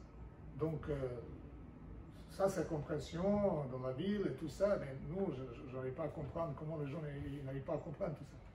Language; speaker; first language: French; non-native, fluent; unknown